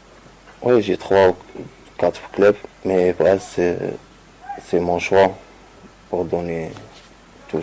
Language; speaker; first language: French; non-native, local second language; Arabic